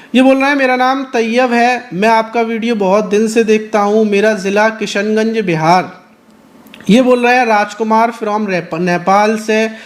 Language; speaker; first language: Hindi; native; Hindi